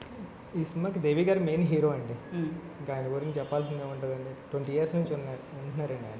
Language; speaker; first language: Telugu; native; Telugu